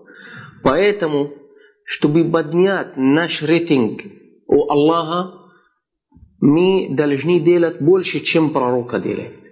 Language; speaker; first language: Russian; non-native, fluent; Arabic